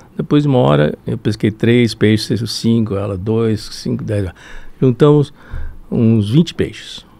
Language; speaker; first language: Portuguese; early bilingual, other home language; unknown